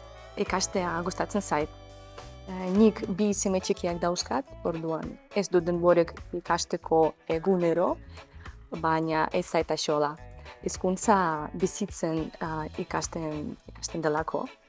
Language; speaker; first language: Basque; non-native, learner; Spanish